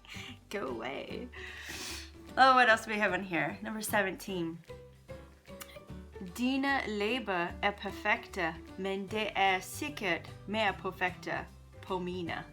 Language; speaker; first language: Danish; non-native, learner; English